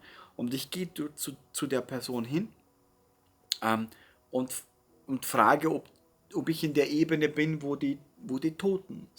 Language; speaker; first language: German; native; German